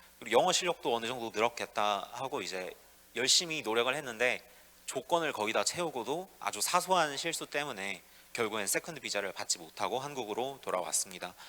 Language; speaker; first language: Korean; native; Korean